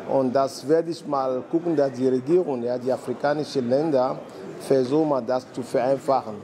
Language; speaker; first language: German; non-native, fluent; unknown